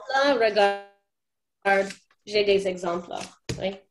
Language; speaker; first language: French; non-native, fluent; English